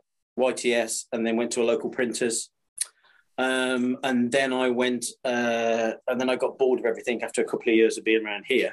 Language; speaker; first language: English; native; English